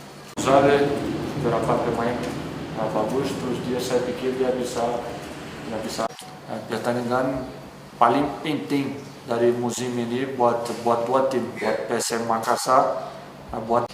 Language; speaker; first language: Indonesian; non-native, fluent; Portuguese